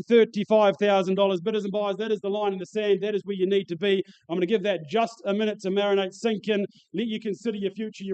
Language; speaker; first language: English; native; English